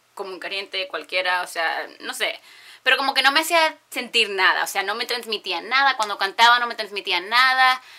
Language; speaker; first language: Spanish; early bilingual, heritage; Spanish